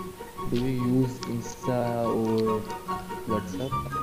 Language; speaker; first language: English; non-native, learner; Malayalam